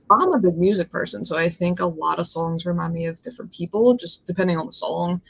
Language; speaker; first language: English; native; English